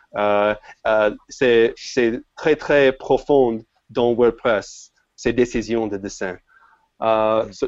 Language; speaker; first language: French; non-native, fluent; English